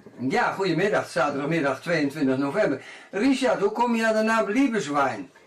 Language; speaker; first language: Dutch; native; Dutch